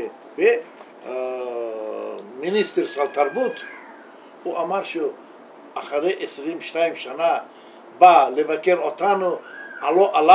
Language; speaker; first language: Hebrew; non-native, learner; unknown